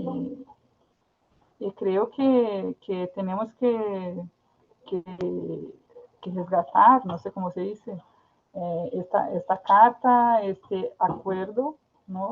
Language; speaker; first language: Spanish; non-native, fluent; Portuguese